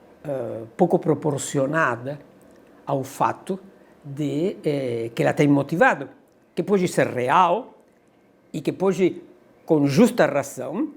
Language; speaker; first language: Portuguese; non-native, fluent; Spanish